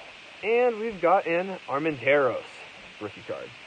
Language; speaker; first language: English; native; English